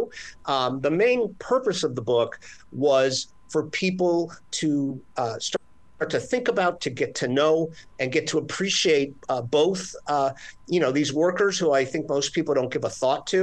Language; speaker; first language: English; native; English